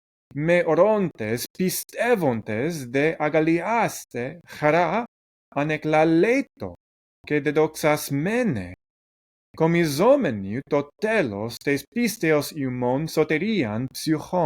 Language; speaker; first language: Greek; non-native, fluent; English